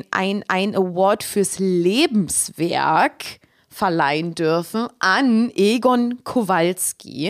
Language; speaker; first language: German; native; German